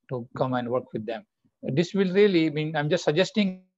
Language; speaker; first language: English; non-native, local second language; Bangla